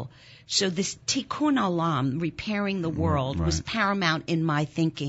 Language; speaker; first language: English; non-native, fluent; German